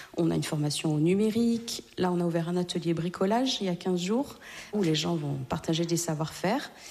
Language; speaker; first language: French; native; French